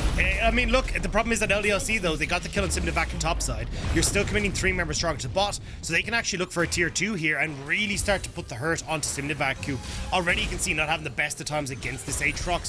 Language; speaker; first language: English; native; English